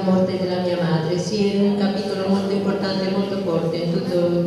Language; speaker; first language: Italian; non-native, fluent; English